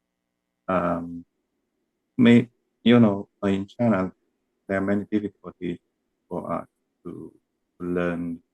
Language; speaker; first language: English; non-native, learner; Chinese